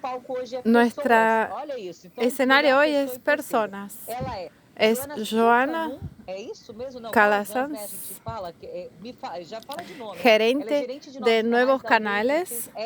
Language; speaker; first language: Spanish; non-native, fluent; Portuguese